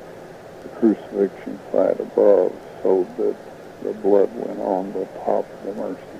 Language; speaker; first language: English; native; English